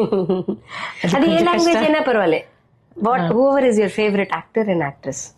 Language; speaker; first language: Telugu; native; Telugu